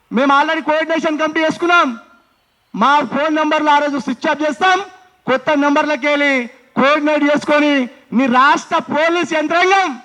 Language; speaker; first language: Telugu; non-native, local second language; Lambadi